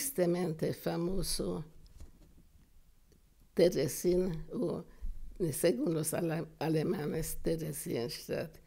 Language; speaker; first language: Spanish; non-native, fluent; Hungarian